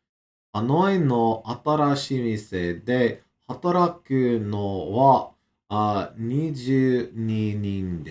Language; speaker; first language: Japanese; non-native, learner; English